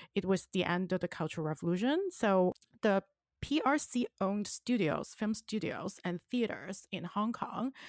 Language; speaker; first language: English; non-native, local second language; Cantonese